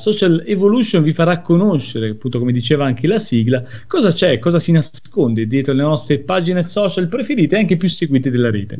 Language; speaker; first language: Italian; native; Italian